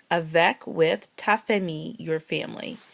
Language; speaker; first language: French; non-native, learner; English